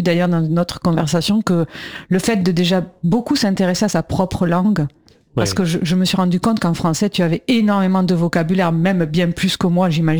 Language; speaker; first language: French; native; French